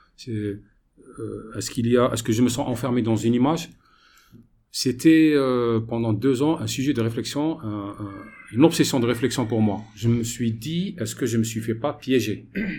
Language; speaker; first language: French; non-native, local second language; Arabic